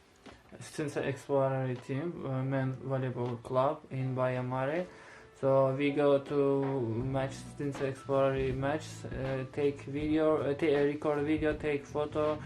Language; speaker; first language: English; non-native, learner; Azerbaijani